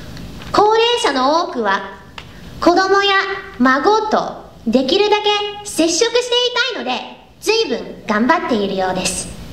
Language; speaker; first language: Japanese; non-native, learner; English